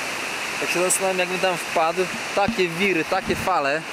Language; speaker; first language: Polish; native; Polish